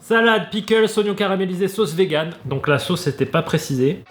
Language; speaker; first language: French; native; French